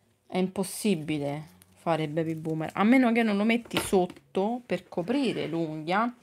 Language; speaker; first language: Italian; native; Italian